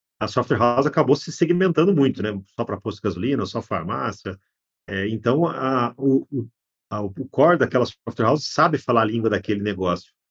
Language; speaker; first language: Portuguese; native; Portuguese